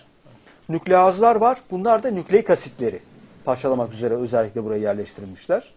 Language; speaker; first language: Turkish; native; Turkish